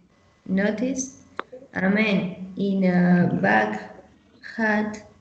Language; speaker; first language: English; non-native, learner; Spanish